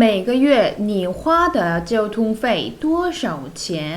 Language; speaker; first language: Chinese; non-native, fluent; Korean